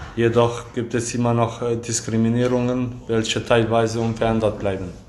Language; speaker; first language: German; early bilingual, other home language; Albanian